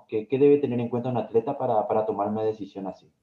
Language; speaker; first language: Spanish; native; Spanish